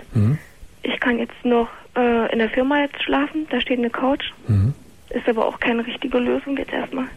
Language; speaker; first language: German; native; German